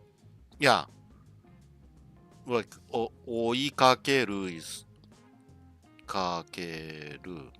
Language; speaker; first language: Japanese; non-native, learner; English